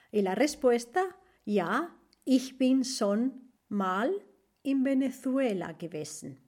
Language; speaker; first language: German; non-native, fluent; Spanish